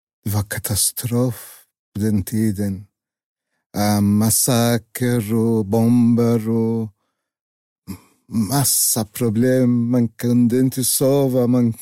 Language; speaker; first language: Swedish; non-native, learner; Arabic